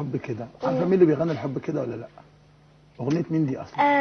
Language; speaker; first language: Arabic; native; Arabic